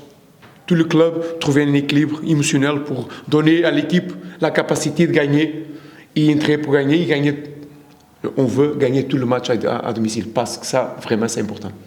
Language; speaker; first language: French; non-native, learner; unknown